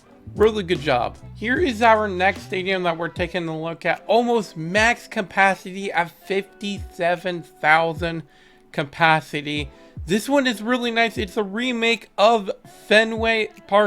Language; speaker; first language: English; native; English